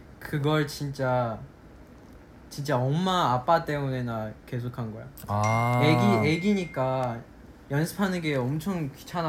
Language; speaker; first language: Korean; non-native, fluent; Chinese